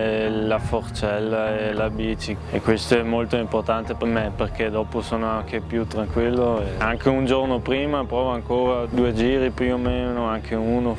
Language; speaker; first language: Italian; non-native, local second language; German